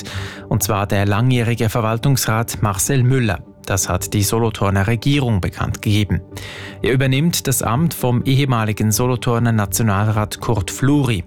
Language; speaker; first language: German; native; German